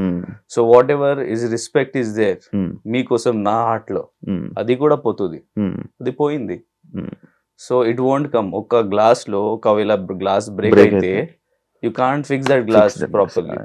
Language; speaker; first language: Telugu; non-native, learner; Hindi